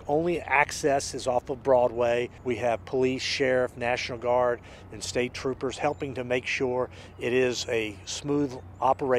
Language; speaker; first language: English; native; English